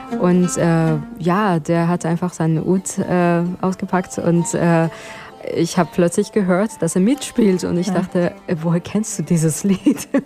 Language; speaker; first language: German; non-native, fluent; Persian